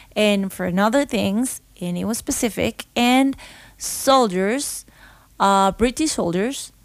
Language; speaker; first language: English; non-native, learner; Spanish